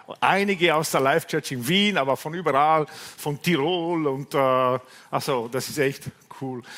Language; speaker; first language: German; non-native, fluent; Italian